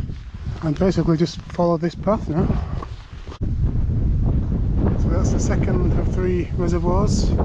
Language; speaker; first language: English; native; English